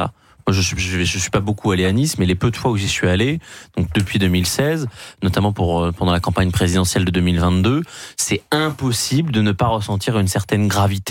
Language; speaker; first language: French; native; French